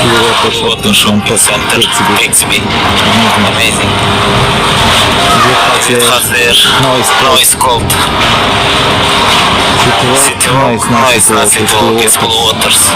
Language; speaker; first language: English; non-native, learner; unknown